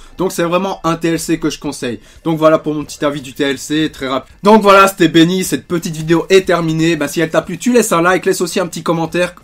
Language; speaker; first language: French; native; French